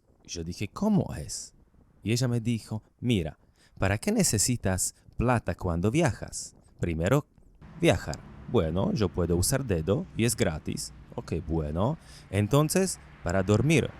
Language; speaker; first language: Spanish; non-native, learner; Slovak